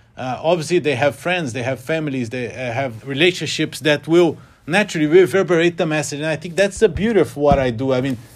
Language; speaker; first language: English; non-native, fluent; Portuguese